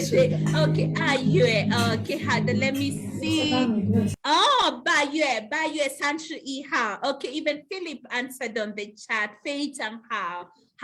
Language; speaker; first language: Chinese; non-native, fluent; English